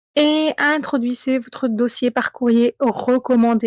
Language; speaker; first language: French; non-native, local second language; Arabic